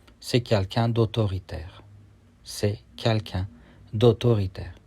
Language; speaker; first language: French; non-native, fluent; Turkish